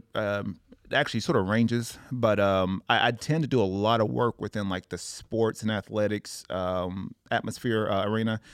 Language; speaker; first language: English; native; English